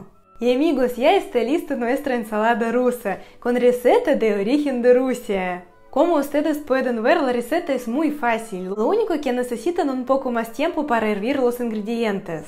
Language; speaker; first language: Spanish; non-native, fluent; Russian